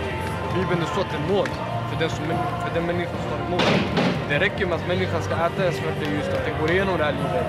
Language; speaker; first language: Swedish; non-native, fluent; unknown